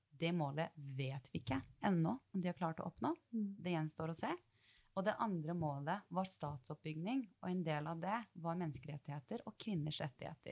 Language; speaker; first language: Norwegian; early bilingual, other home language; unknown